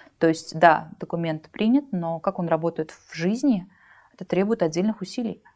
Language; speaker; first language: Russian; native; Russian